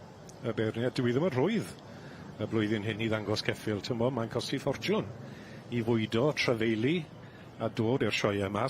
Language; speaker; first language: Welsh; native; Welsh